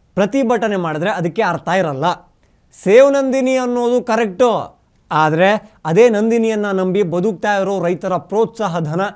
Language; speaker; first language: Kannada; native; Kannada